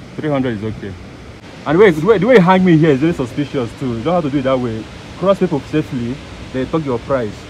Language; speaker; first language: English; non-native, local second language; Igbo